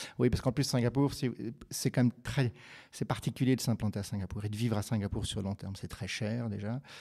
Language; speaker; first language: French; native; French